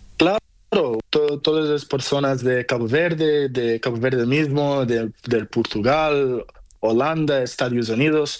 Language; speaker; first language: Spanish; non-native, learner; Portuguese